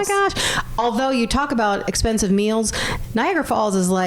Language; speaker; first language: English; native; English